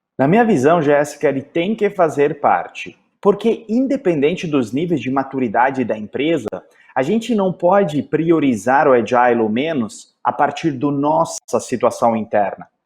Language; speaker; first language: Portuguese; non-native, fluent; Italian